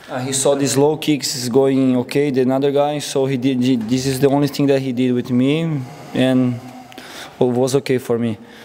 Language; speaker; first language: English; non-native, learner; Portuguese